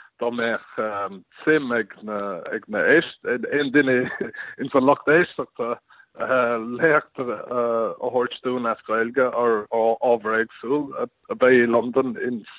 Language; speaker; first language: Irish; non-native, learner; English